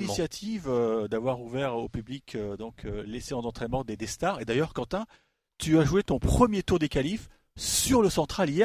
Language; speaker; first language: French; native; French